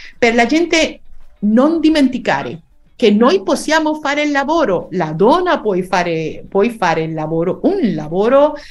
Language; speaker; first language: Italian; non-native, learner; Spanish